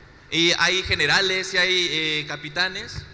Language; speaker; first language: Spanish; native; Spanish